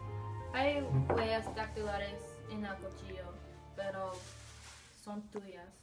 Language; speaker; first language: Spanish; non-native, learner; English